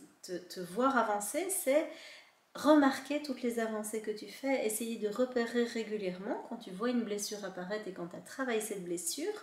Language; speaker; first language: French; native; French